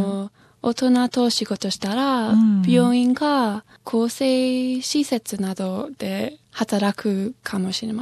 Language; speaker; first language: Japanese; non-native, fluent; English